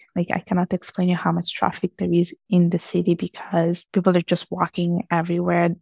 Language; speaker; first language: English; early bilingual, heritage; Italian